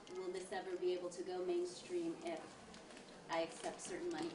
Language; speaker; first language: English; early bilingual, other home language; Italian